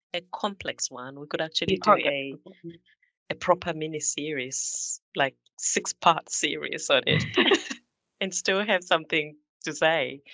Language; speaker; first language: English; non-native, local second language; Shona